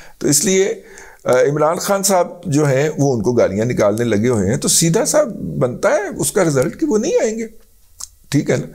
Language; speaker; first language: Urdu; non-native, local second language; Punjabi